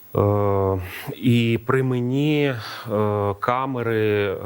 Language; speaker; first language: Ukrainian; native; Ukrainian